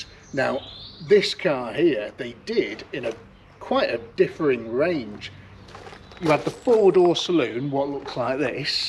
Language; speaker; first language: English; native; English